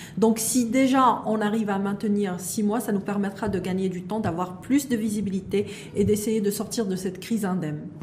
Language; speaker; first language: French; non-native, local second language; Arabic